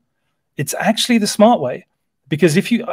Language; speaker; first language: English; native; English